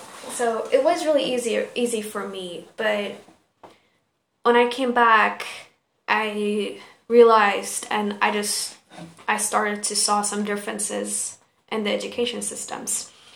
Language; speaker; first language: English; non-native, fluent; Turkish